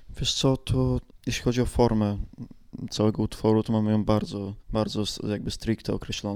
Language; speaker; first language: Polish; native; Polish